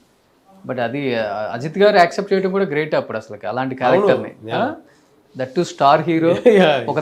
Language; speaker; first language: Telugu; native; Telugu